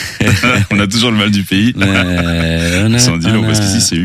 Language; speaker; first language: French; native; French